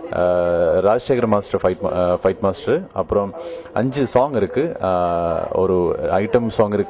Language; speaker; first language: Tamil; non-native, learner; Malayalam